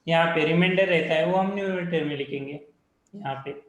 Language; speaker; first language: Hindi; non-native, local second language; Marathi